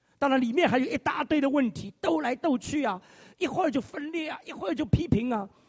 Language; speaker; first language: Chinese; native; Chinese